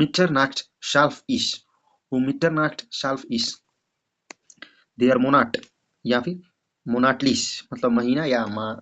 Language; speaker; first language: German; non-native, learner; Hindi